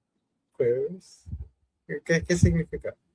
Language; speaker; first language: Spanish; non-native, fluent; Hindi